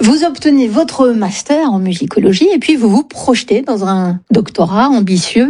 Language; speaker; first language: French; native; French